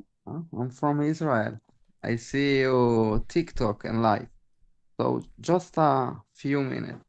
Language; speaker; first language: English; non-native, learner; Hebrew